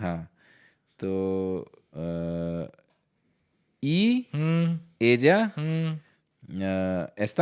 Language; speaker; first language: Spanish; non-native, learner; Hindi